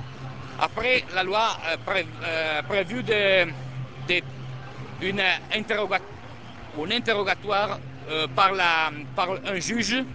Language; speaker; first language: French; non-native, learner; Italian